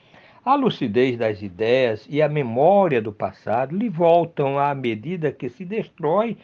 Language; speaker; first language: Portuguese; native; Portuguese